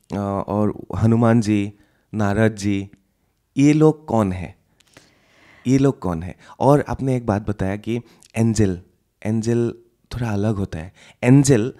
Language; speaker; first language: Hindi; non-native, local second language; Assamese